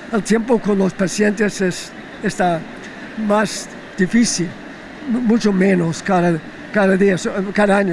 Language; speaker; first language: Spanish; non-native, fluent; English